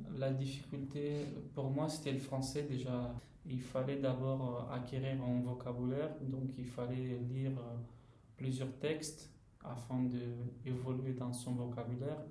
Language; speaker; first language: French; non-native, fluent; Romanian